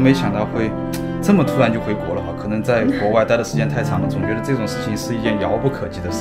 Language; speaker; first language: Chinese; native; Chinese